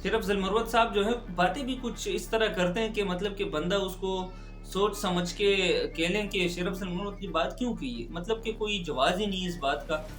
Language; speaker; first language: Urdu; non-native, local second language; Pashto